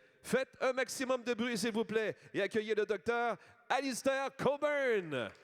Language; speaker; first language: French; native; French